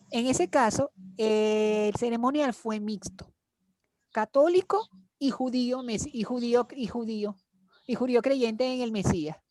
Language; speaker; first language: Spanish; native; Spanish